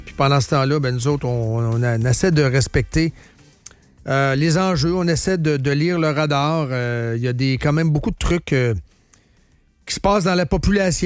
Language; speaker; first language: French; native; French